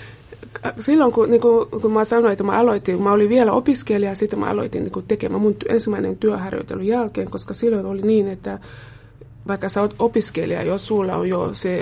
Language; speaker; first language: Finnish; non-native, fluent; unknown